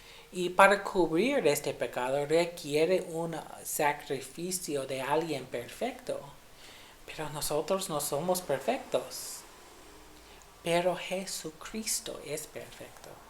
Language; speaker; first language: Spanish; non-native, fluent; English